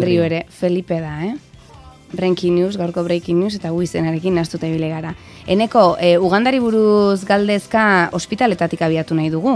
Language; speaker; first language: Basque; native; Basque